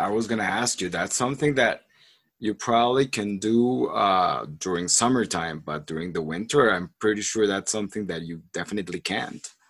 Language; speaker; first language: English; non-native, fluent; Spanish